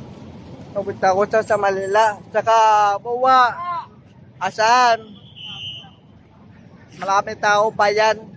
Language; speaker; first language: Filipino; non-native, learner; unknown